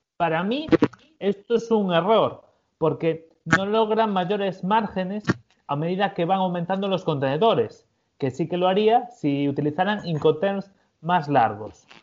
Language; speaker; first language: Spanish; native; Spanish